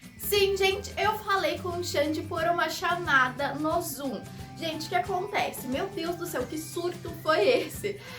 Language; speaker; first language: Portuguese; native; Portuguese